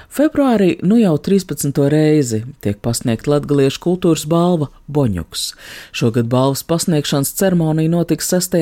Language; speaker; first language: Latvian; native; Latvian